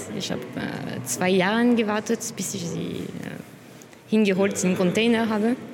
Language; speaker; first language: German; non-native, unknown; French